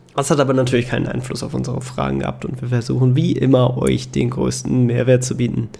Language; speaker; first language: German; native; German